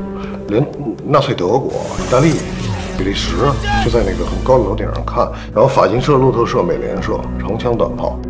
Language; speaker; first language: Chinese; native; Chinese